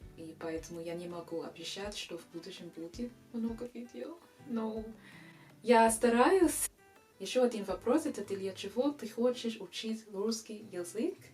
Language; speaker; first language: Russian; non-native, fluent; English